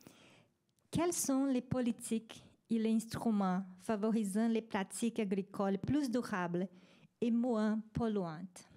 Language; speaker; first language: French; non-native, fluent; Spanish